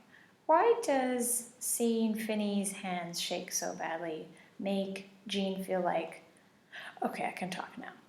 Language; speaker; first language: English; native; English